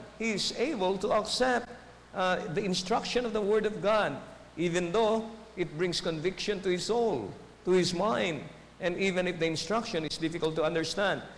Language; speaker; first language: English; non-native, local second language; Filipino